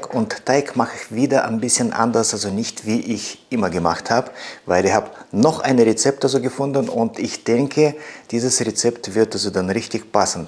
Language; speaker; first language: German; non-native, fluent; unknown